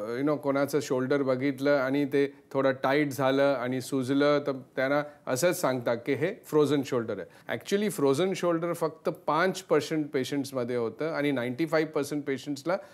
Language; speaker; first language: Marathi; non-native, local second language; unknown